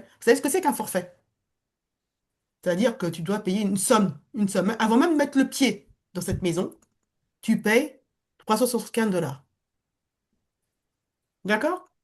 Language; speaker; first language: French; native; French